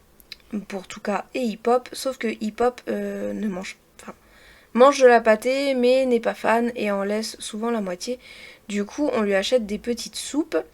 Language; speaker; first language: French; native; French